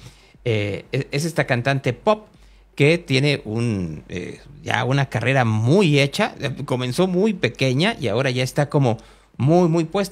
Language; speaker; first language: Spanish; native; Spanish